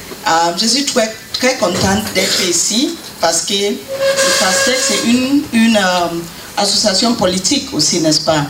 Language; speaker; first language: French; non-native, learner; English